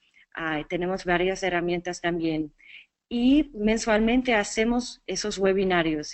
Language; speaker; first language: Spanish; non-native, fluent; English